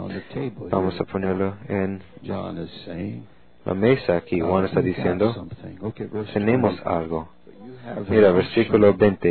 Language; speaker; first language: Spanish; non-native, fluent; English